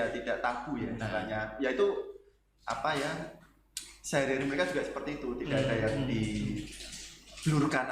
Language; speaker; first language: Indonesian; native; Indonesian